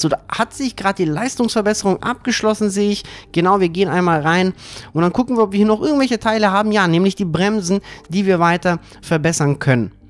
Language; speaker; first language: German; native; German